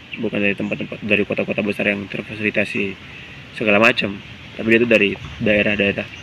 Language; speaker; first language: Indonesian; non-native, local second language; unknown